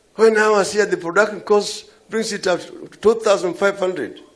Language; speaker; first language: English; non-native, local second language; Luo (Kenya and Tanzania)